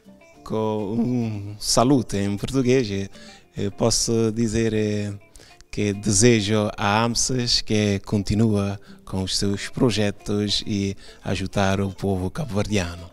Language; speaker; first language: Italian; non-native, fluent; Kabuverdianu